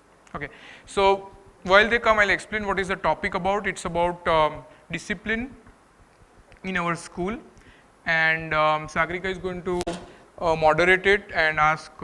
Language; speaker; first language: English; non-native, local second language; Gujarati